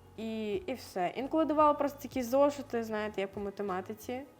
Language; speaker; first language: Ukrainian; native; Ukrainian